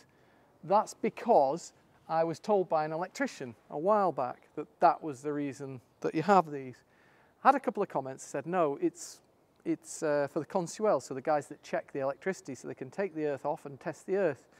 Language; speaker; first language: English; native; English